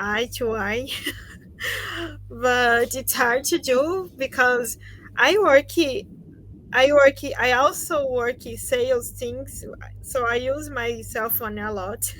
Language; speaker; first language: English; non-native, learner; Portuguese